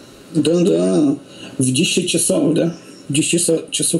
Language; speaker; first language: Russian; non-native, learner; Polish